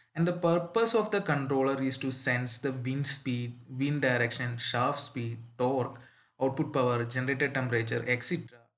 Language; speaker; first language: English; non-native, local second language; Malayalam